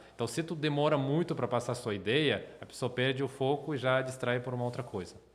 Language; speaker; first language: Portuguese; non-native, fluent; Russian